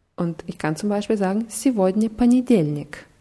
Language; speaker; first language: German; non-native, fluent; Russian